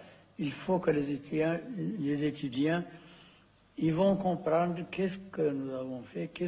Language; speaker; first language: French; non-native, fluent; Amharic